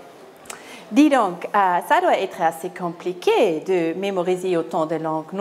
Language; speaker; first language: French; non-native, fluent; German